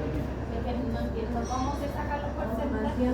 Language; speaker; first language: Spanish; native; Spanish